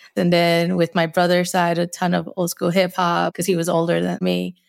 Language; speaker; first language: English; early bilingual, other home language; Spanish